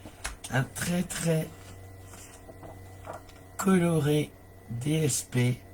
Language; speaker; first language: French; native; French